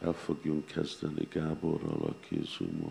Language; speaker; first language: Hungarian; non-native, learner; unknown